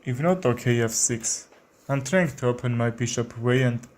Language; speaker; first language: English; non-native, learner; Armenian